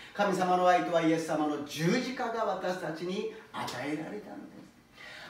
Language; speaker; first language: Japanese; non-native, fluent; Korean